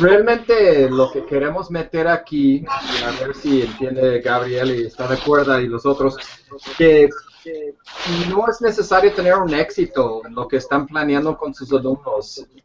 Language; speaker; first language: Spanish; non-native, fluent; English